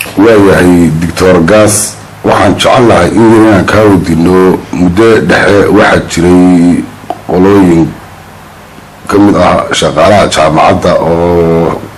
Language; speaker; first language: Somali; native; Somali